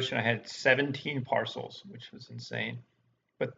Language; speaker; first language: English; native; English